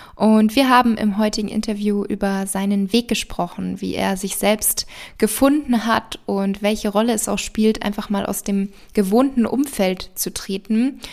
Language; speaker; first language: German; native; German